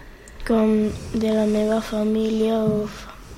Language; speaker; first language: Catalan; non-native, local second language; Spanish